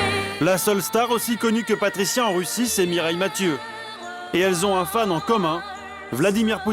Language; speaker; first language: French; native; French